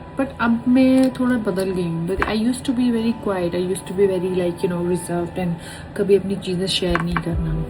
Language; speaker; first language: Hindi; non-native, local second language; Punjabi